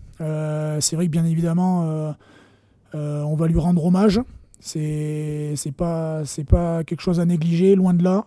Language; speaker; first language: French; native; French